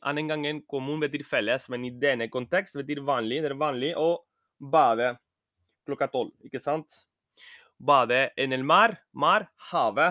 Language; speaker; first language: Norwegian; non-native, fluent; Spanish